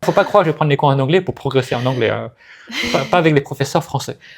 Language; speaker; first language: French; native; French